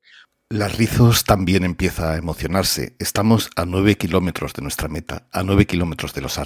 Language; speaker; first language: Spanish; native; Spanish